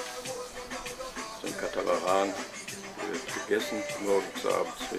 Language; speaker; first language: German; native; German